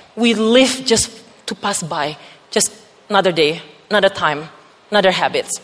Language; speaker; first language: English; non-native, fluent; Indonesian